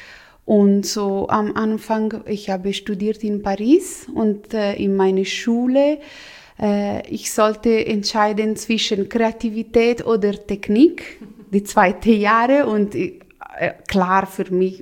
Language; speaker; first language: German; non-native, local second language; Italian